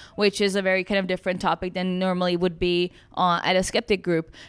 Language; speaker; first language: English; non-native, fluent; Czech